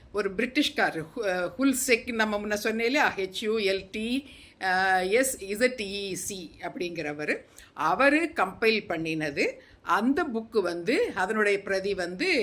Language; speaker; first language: Tamil; non-native, local second language; Telugu